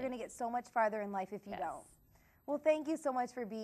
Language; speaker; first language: English; native; English